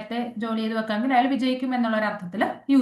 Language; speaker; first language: Malayalam; native; Malayalam